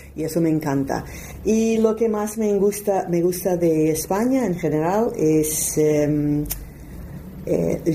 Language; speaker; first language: Spanish; non-native, fluent; English